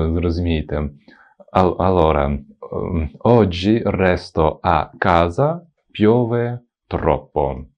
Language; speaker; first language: Italian; non-native, fluent; Ukrainian